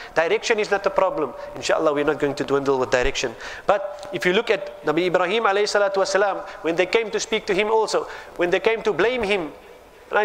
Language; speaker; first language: English; native; English